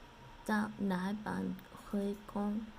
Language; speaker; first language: Vietnamese; non-native, learner; English